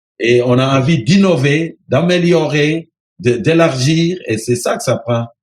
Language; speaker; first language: French; non-native, local second language; Serer